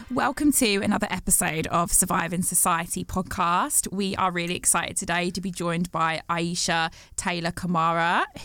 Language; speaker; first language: English; native; English